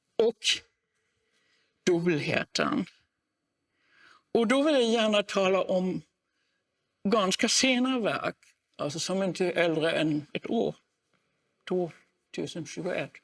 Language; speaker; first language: Swedish; non-native, fluent; German